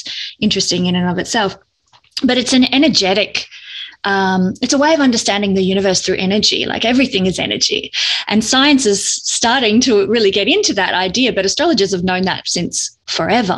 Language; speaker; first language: English; native; English